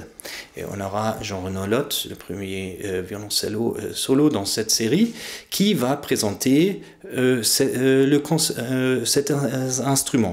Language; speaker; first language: French; non-native, fluent; German